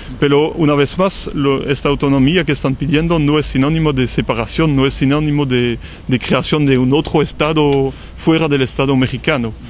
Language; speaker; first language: Spanish; non-native, fluent; French